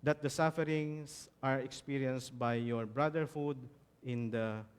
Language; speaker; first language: English; non-native, local second language; Filipino